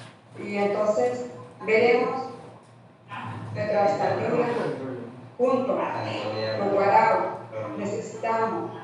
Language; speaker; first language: Spanish; non-native, local second language; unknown